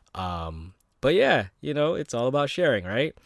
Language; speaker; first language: English; native; English